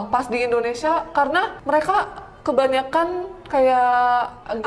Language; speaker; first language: Indonesian; early bilingual, other home language; Korean